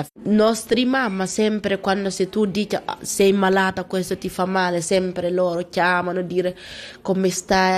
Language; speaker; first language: Italian; non-native, learner; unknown